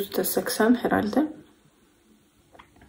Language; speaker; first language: Turkish; non-native, learner; Ukrainian